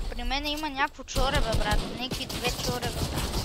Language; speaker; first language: Bulgarian; native; Bulgarian